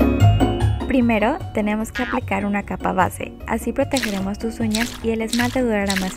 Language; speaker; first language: Spanish; native; Spanish